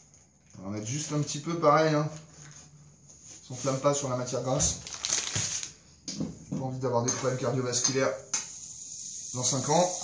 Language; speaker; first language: French; native; French